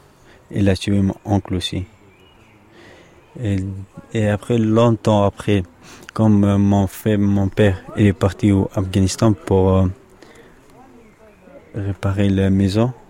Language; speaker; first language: French; non-native, learner; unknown